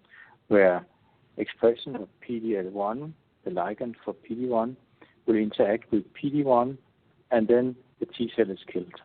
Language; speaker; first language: English; non-native, fluent; Danish